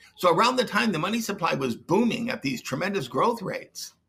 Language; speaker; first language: English; native; English